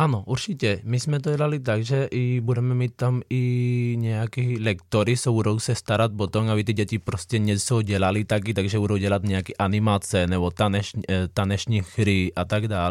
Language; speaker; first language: Czech; non-native, fluent; Spanish